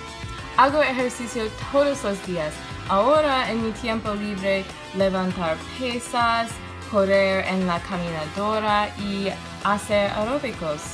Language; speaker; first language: Spanish; non-native, learner; English